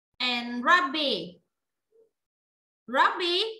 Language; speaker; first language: English; non-native, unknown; Vietnamese